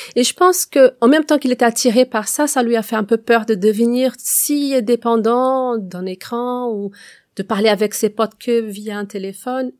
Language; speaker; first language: French; non-native, fluent; Portuguese